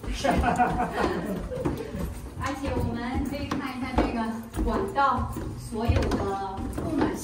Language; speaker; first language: Chinese; native; Chinese